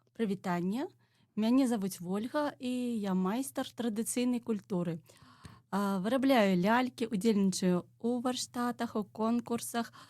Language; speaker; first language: Belarusian; native; Belarusian